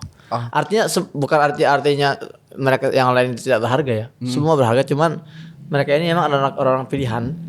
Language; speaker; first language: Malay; non-native, fluent; Arabic